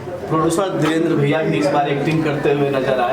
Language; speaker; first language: Hindi; native; Hindi